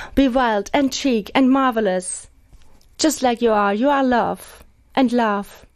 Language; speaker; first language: English; non-native, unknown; German